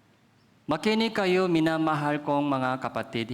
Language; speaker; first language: Filipino; non-native, fluent; Korean